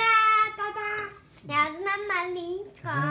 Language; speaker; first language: Slovak; early bilingual, heritage; Slovak